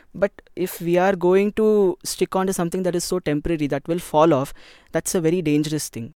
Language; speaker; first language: English; non-native, local second language; Kannada